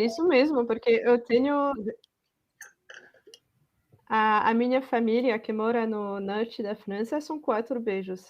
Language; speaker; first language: Portuguese; non-native, fluent; French